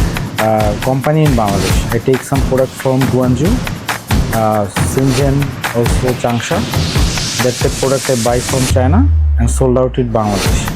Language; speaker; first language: English; non-native, learner; Bangla